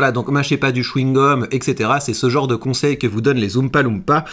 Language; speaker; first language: French; native; French